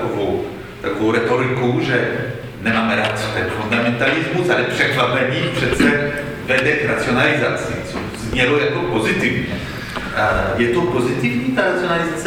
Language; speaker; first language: Czech; non-native, fluent; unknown